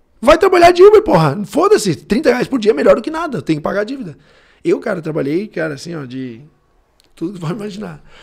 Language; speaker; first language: Portuguese; early bilingual, heritage; Portuguese